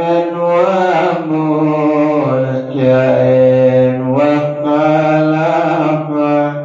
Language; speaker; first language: Arabic; non-native, fluent; Javanese